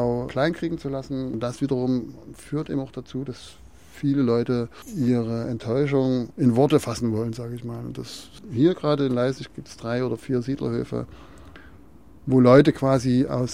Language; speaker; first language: German; native; German